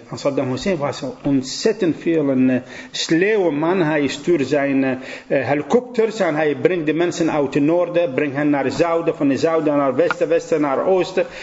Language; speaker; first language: Dutch; non-native, fluent; Assyrian Neo-Aramaic